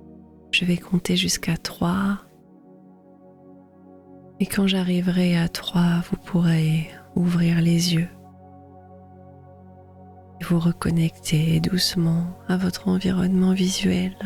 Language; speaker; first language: French; native; French